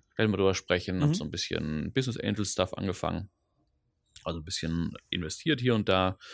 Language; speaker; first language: German; non-native, local second language; Dutch